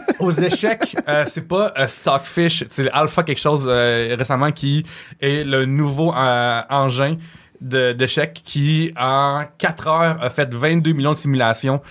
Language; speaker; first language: French; native; French